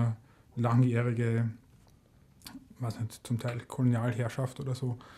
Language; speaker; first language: German; native; German